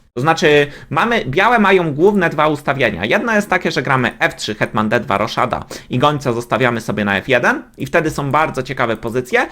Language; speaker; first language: Polish; native; Polish